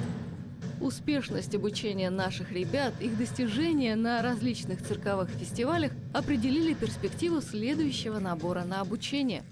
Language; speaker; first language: Russian; native; Russian